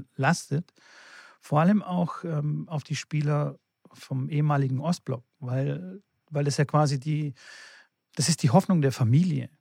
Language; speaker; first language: German; native; German